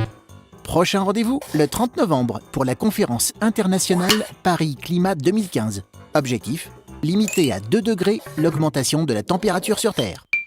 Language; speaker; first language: French; native; French